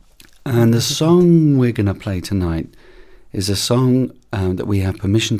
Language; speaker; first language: English; native; English